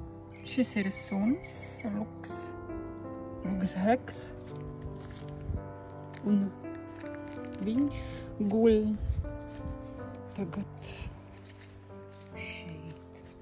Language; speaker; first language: Latvian; non-native, fluent; Czech